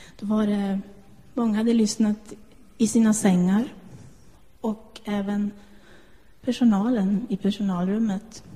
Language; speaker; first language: Swedish; native; Swedish